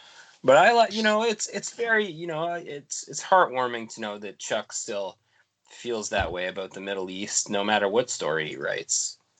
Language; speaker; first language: English; native; English